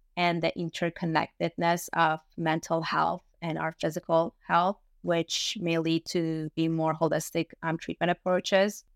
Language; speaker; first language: English; early bilingual, other home language; Persian